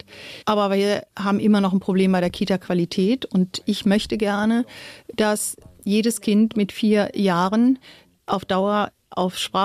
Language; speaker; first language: German; native; German